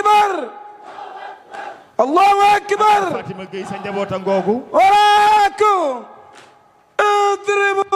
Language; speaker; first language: Arabic; non-native, learner; Wolof